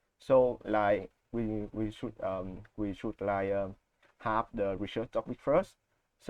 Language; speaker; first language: English; non-native, learner; Vietnamese